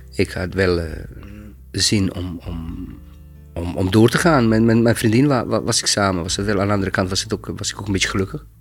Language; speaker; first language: Dutch; non-native, fluent; Bosnian